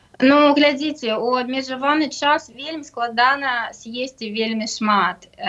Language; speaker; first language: Belarusian; non-native, local second language; Russian